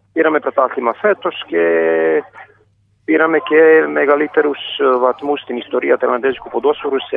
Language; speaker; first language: Greek; non-native, fluent; Serbian